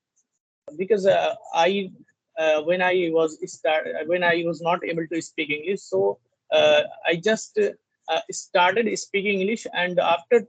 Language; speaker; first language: English; non-native, learner; Hindi